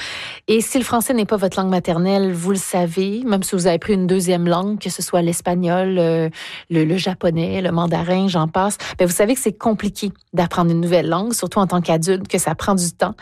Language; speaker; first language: French; native; French